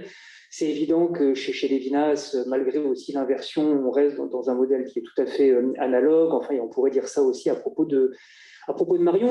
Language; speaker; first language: French; native; French